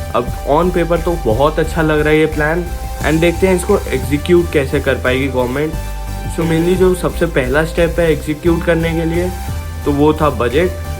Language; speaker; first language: Hindi; native; Hindi